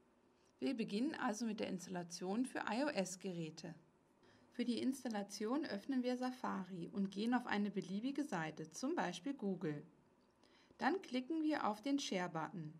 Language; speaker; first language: German; native; German